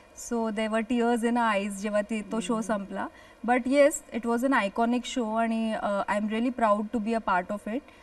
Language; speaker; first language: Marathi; native; Marathi